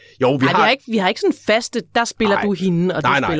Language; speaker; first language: Danish; native; Danish